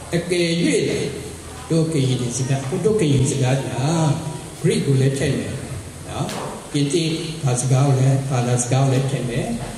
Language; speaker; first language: Burmese; non-native, local second language; S'gaw Karen